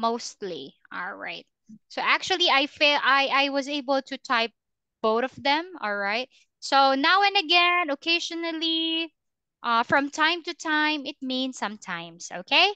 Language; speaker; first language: English; non-native, fluent; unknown